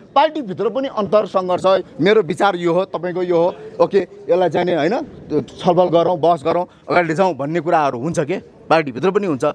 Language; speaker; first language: Nepali; non-native, local second language; Newari